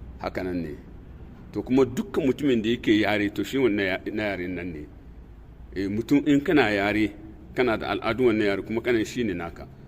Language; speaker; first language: Hausa; non-native, local second language; Tamasheq